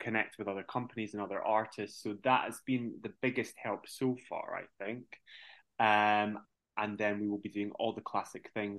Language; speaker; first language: English; native; English